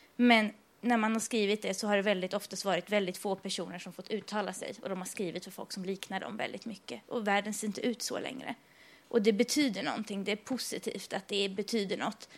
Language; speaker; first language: Swedish; early bilingual, other home language; Persian